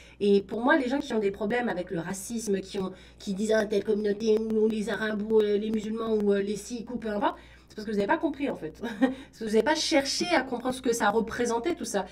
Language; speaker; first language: French; native; French